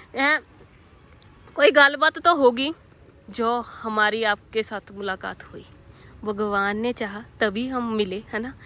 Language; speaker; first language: Hindi; non-native, local second language; Punjabi